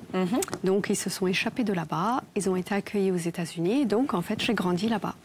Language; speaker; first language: French; non-native, fluent; Polish